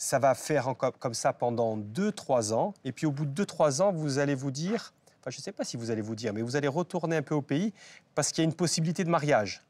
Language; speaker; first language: French; native; French